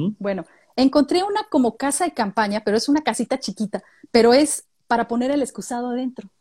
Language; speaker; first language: Spanish; native; Spanish